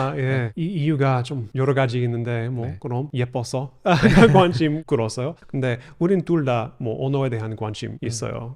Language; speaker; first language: Korean; non-native, fluent; English